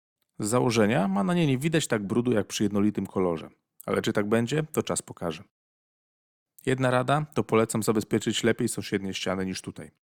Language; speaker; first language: Polish; native; Polish